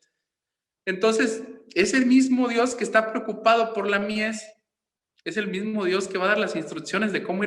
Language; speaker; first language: Spanish; native; Spanish